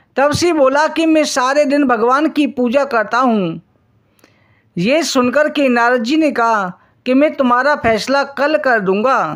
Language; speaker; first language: Hindi; native; Hindi